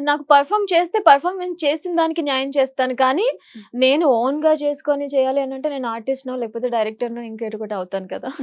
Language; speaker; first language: Telugu; native; Telugu